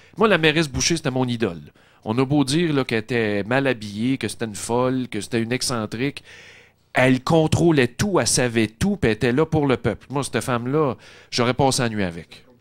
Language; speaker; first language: French; native; French